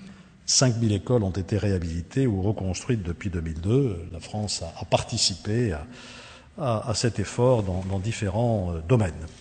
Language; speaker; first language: French; native; French